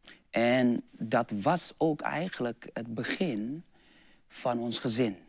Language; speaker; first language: Dutch; non-native, fluent; Indonesian